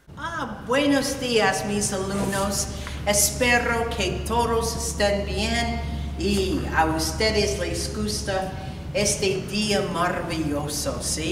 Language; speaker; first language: Spanish; non-native, fluent; English